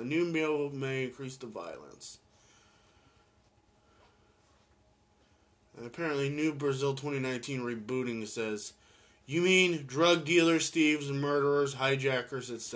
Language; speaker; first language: English; native; English